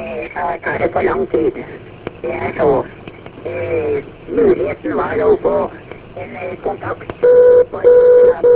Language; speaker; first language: Swedish; native; Swedish